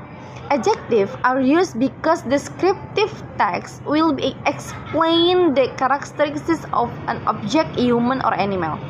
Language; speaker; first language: English; non-native, fluent; Indonesian